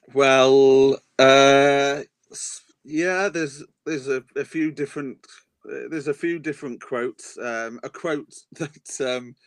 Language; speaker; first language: English; native; English